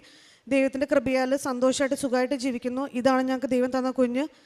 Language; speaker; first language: Malayalam; native; Malayalam